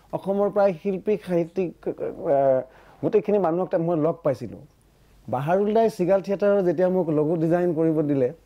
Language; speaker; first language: Assamese; native; Assamese